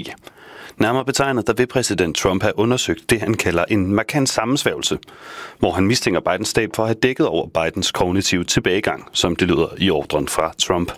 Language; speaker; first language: Danish; native; Danish